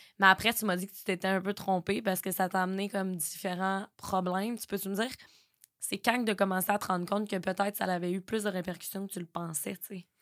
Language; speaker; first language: French; native; French